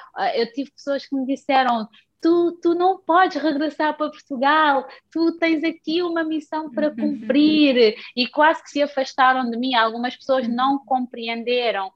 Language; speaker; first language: Portuguese; non-native, local second language; Kabuverdianu